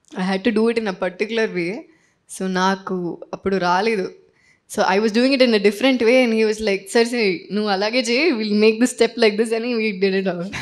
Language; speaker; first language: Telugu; non-native, fluent; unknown